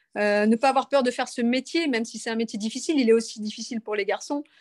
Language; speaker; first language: French; native; French